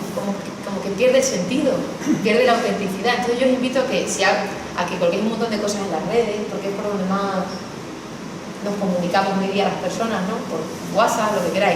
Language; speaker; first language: Spanish; native; Spanish